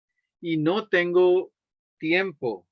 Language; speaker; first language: Spanish; non-native, fluent; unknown